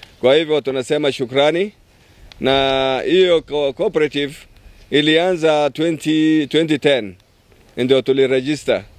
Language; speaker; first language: Swahili; non-native, local second language; Somali